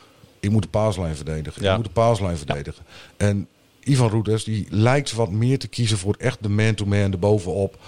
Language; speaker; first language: Dutch; native; Dutch